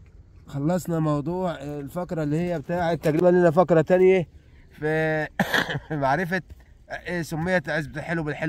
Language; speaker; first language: Arabic; native; Arabic